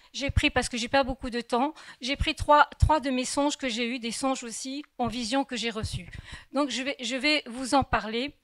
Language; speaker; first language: French; early bilingual, other home language; Kabyle